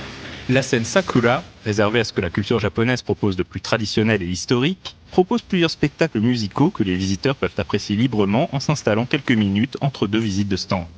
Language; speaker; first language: French; native; French